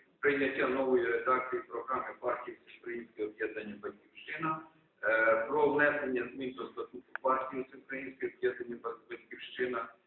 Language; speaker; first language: Ukrainian; native; Ukrainian